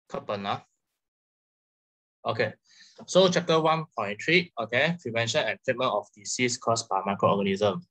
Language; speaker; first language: English; non-native, local second language; Chinese